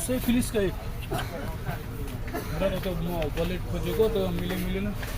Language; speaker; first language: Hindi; non-native, learner; Nepali